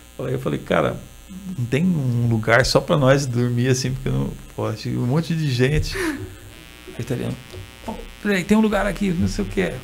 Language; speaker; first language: Portuguese; native; Portuguese